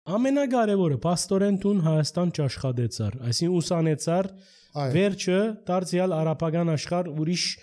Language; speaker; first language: Armenian; early bilingual, heritage; Armenian